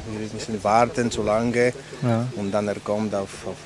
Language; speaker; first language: German; non-native, learner; Slovak